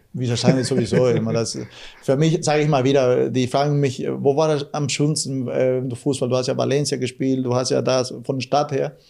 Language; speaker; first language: German; non-native, fluent; Guarani